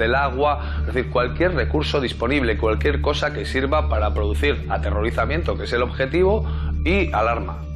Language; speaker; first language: Spanish; native; Spanish